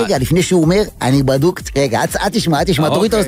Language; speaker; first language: Hebrew; native; Hebrew